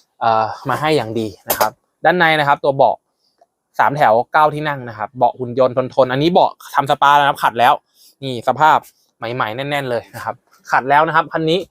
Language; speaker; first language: Thai; native; Thai